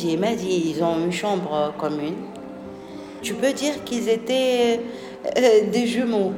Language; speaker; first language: French; non-native, local second language; Arabic